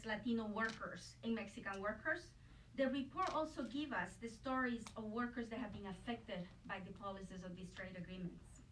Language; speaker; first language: English; non-native, fluent; Spanish